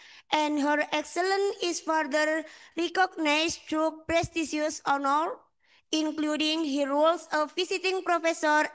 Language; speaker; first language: English; non-native, fluent; Indonesian